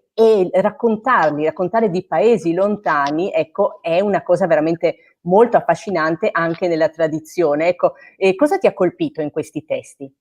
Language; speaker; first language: Italian; native; Italian